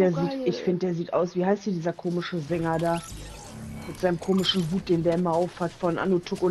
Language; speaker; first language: German; native; German